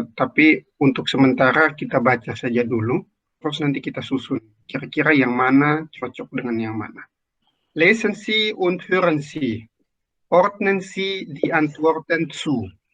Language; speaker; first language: Indonesian; native; Indonesian